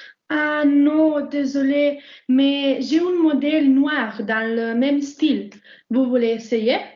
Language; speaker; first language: French; non-native, learner; Slovenian